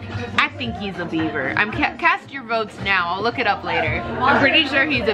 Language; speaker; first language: English; native; English